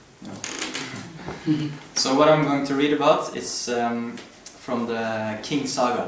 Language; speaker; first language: English; non-native, fluent; Norwegian